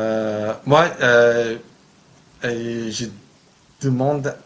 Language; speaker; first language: French; non-native, learner; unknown